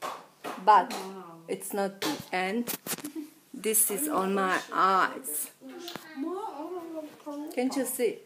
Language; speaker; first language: English; non-native, learner; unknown